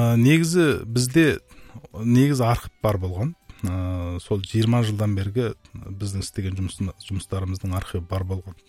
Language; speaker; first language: Kazakh; native; Kazakh